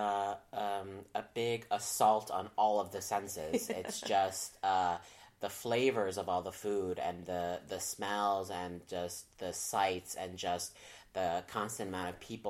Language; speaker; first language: English; native; English